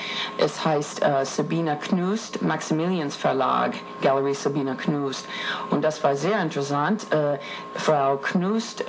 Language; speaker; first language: German; non-native, fluent; English